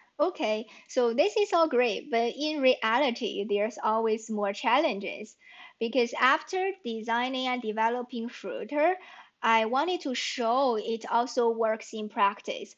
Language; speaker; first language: English; non-native, fluent; Chinese